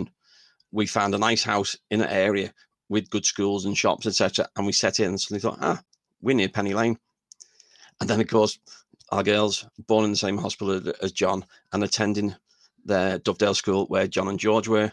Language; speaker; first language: English; native; English